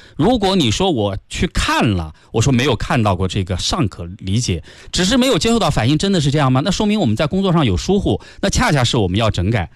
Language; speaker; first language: Chinese; native; Chinese